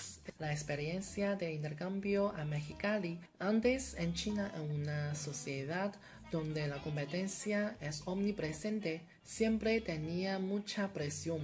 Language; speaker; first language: Spanish; non-native, fluent; Chinese